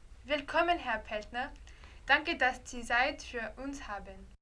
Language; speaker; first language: German; non-native, learner; English